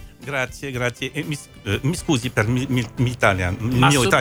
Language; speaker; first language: Italian; non-native, learner; French